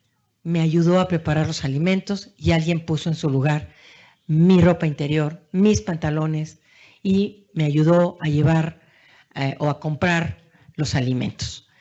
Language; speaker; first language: Spanish; native; Spanish